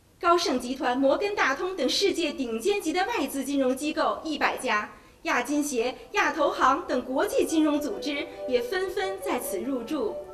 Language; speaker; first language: Chinese; native; Chinese